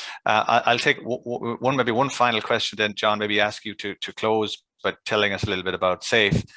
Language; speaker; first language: English; native; English